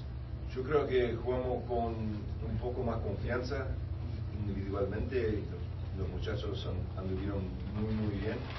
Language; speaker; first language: Spanish; early bilingual, heritage; Spanish